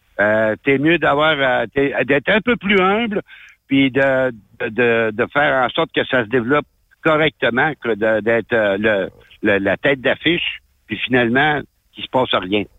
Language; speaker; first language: French; native; French